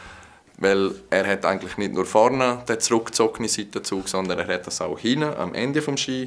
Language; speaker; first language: German; native; German